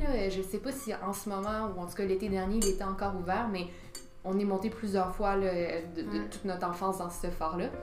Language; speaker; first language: French; native; French